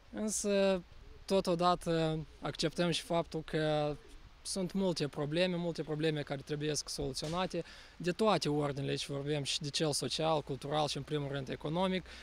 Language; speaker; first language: Romanian; native; Romanian